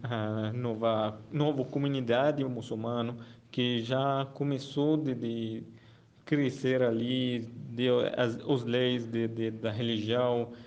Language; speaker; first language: Portuguese; non-native, fluent; Arabic